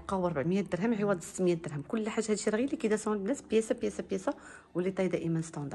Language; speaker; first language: Arabic; native; Arabic